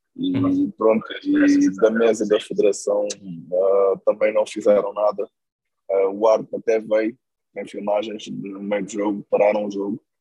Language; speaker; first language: Portuguese; non-native, local second language; Kabuverdianu